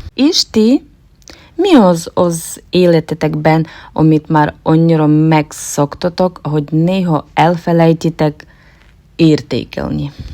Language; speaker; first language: Hungarian; non-native, fluent; Ukrainian